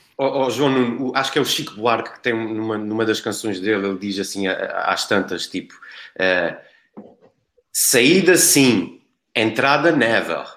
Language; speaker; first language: Portuguese; native; Portuguese